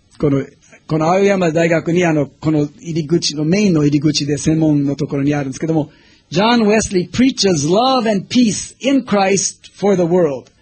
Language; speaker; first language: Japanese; non-native, fluent; English